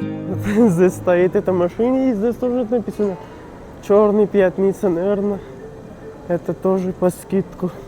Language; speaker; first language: Russian; non-native, learner; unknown